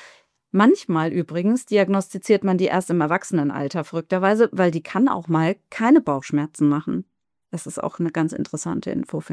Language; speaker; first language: German; native; German